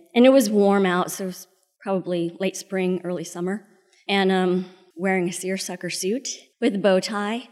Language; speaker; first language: English; early bilingual, other home language; Spanish